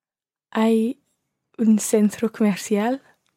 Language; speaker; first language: Spanish; non-native, learner; English